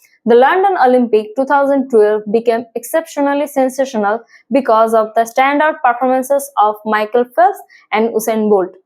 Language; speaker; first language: English; non-native, local second language; Bangla